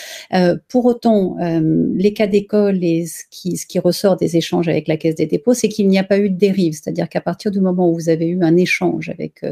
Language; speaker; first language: French; native; French